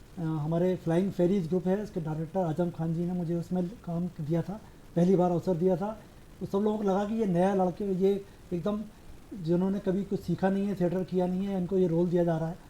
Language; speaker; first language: Hindi; native; Hindi